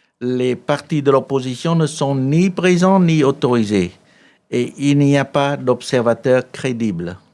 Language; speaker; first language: French; non-native, fluent; Khmer